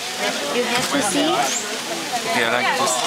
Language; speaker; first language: English; non-native, learner; Thai